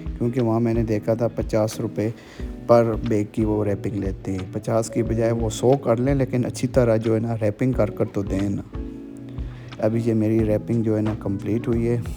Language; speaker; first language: Urdu; non-native, local second language; Punjabi